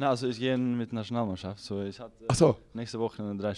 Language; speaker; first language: German; non-native, learner; Norwegian